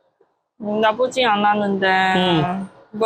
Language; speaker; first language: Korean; non-native, learner; Chinese